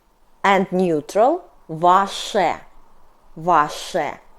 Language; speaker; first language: English; non-native, fluent; Russian